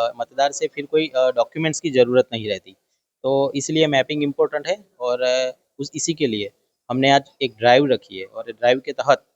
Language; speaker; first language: Hindi; non-native, local second language; Gujarati